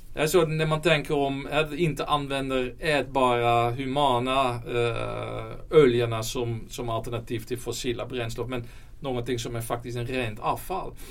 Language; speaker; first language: Swedish; non-native, fluent; Dutch